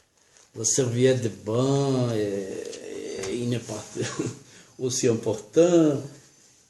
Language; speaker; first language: French; non-native, learner; Portuguese